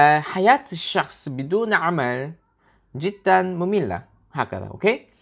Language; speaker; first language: Arabic; non-native, learner; Korean